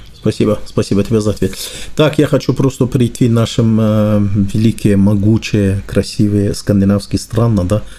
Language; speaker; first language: Russian; non-native, learner; Azerbaijani